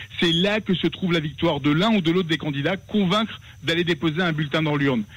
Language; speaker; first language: French; native; French